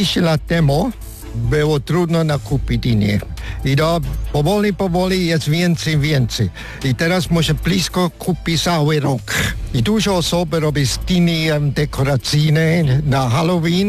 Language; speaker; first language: Polish; non-native, learner; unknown